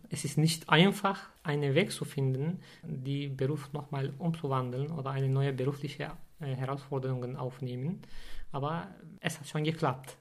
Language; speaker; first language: German; non-native, fluent; Turkish